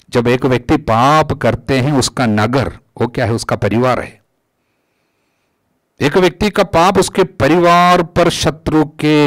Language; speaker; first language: Hindi; non-native, local second language; Malayalam